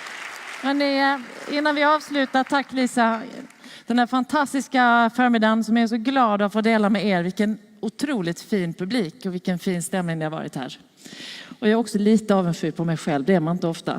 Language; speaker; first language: Swedish; native; Swedish